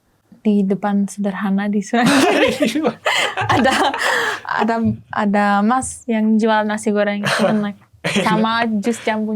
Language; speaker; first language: Indonesian; non-native, learner; German